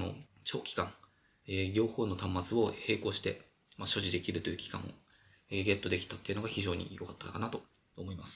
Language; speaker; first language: Japanese; native; Japanese